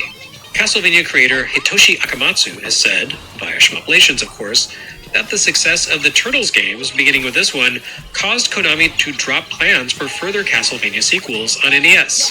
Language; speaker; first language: English; native; English